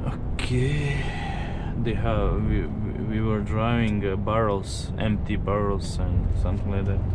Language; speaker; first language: English; non-native, learner; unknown